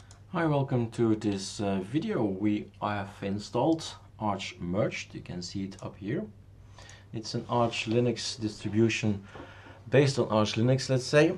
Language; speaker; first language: English; non-native, fluent; Dutch